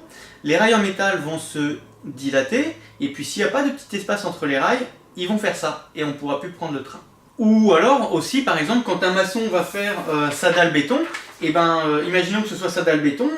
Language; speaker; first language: French; native; French